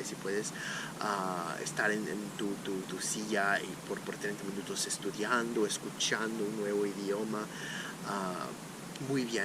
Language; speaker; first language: Spanish; non-native, fluent; Portuguese